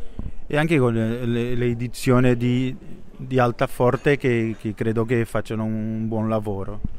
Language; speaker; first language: Italian; non-native, fluent; Portuguese